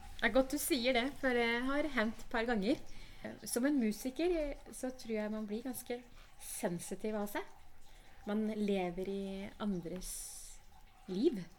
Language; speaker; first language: Norwegian; early bilingual, other home language; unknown